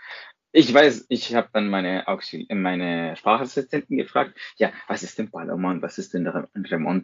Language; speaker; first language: German; non-native, fluent; Spanish